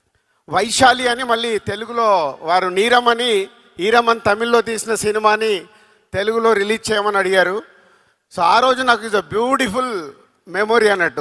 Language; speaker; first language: Telugu; native; Telugu